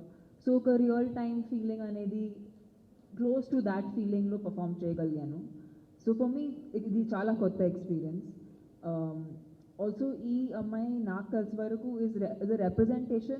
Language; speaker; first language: Telugu; non-native, fluent; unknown